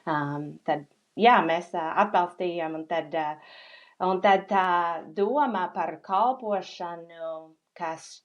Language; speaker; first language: Latvian; non-native, fluent; English